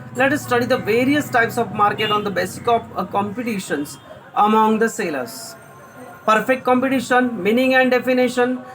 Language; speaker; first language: English; non-native, local second language; Marathi